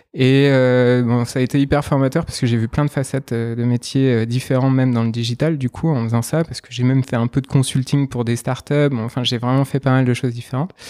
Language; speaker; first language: French; native; French